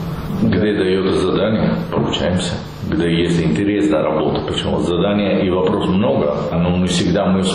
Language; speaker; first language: Russian; non-native, learner; Italian